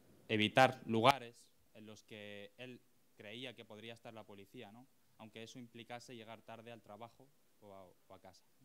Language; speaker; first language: Spanish; native; Spanish